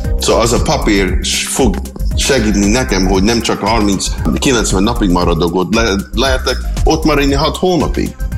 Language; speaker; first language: Hungarian; early bilingual, heritage; Hungarian